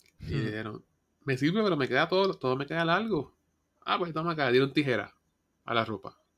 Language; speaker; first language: Spanish; native; Spanish